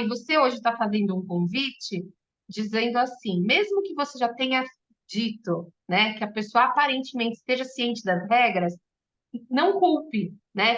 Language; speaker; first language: Portuguese; native; Portuguese